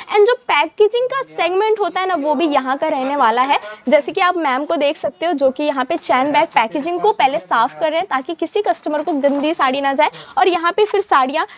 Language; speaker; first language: Hindi; native; Hindi